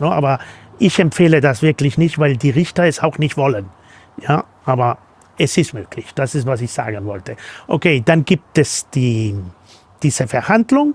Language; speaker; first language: German; non-native, fluent; Spanish